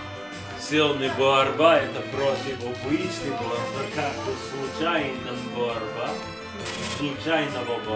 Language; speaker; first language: Russian; non-native, learner; English